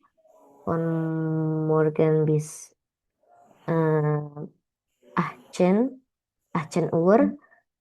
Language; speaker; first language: German; non-native, learner; Indonesian